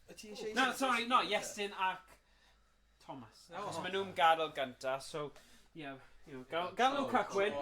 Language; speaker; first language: Welsh; native; Welsh